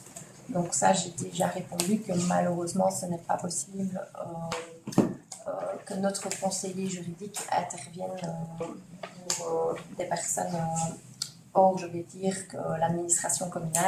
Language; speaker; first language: French; native; French